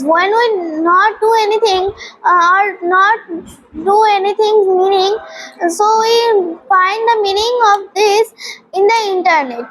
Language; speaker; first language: English; non-native, learner; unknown